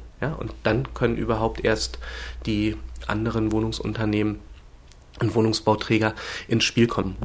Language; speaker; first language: German; native; German